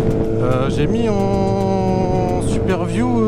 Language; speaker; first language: French; native; French